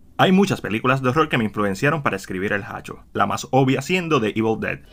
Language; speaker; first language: Spanish; native; Spanish